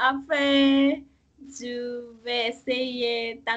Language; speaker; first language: French; non-native, learner; Korean